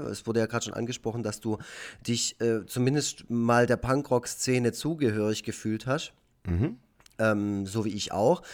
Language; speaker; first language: German; native; German